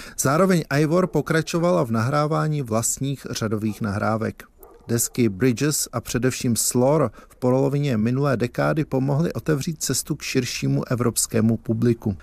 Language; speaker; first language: Czech; native; Czech